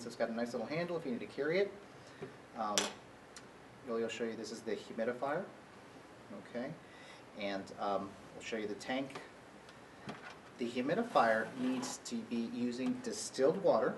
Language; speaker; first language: English; native; English